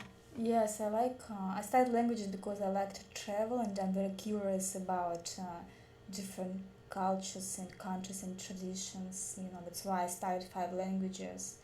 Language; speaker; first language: English; non-native, learner; Russian